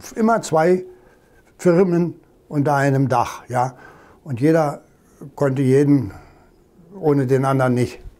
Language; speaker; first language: German; native; German